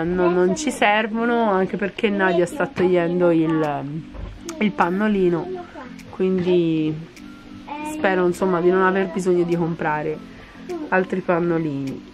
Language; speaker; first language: Italian; native; Italian